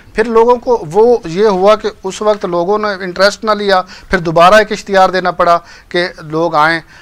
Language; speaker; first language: Urdu; non-native, local second language; Punjabi